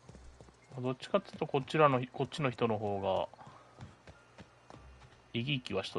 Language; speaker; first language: Japanese; native; Japanese